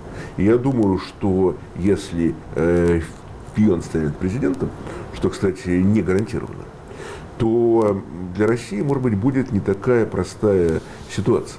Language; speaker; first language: Russian; native; Russian